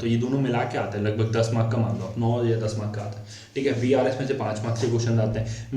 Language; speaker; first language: Hindi; native; Hindi